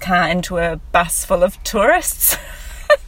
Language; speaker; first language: English; native; English